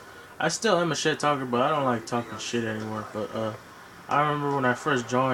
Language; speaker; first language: English; native; English